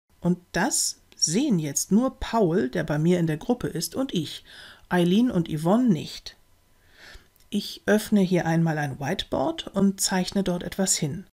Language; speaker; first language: German; native; German